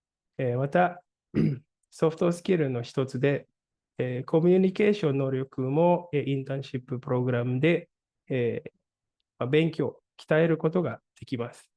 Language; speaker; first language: Japanese; non-native, fluent; Indonesian